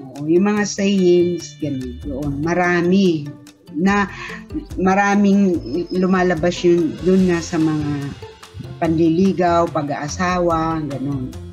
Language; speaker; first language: Filipino; non-native, local second language; Maranao